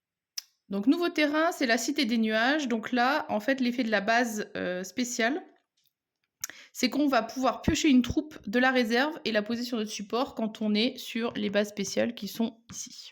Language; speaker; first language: French; native; French